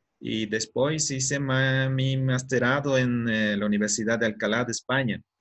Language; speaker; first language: Spanish; native; Spanish